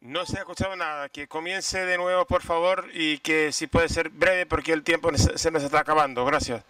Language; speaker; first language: Spanish; non-native, fluent; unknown